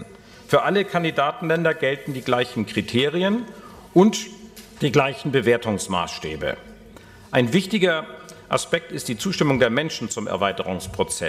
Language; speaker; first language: German; native; German